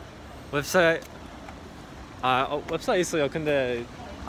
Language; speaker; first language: Korean; non-native, learner; English